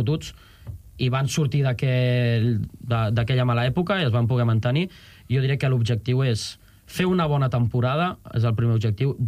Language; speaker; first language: Catalan; native; Catalan